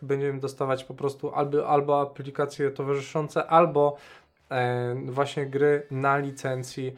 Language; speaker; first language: Polish; native; Polish